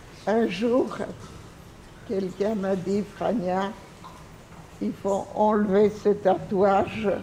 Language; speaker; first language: French; non-native, fluent; Polish